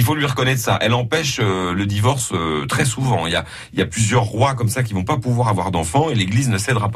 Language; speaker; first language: French; native; French